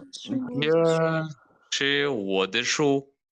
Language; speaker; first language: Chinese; non-native, learner; Kyrgyz